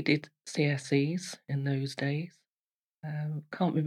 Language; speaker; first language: English; native; English